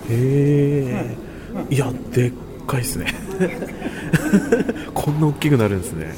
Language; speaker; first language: Japanese; native; Japanese